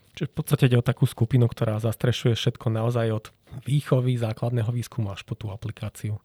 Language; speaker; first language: Slovak; native; Slovak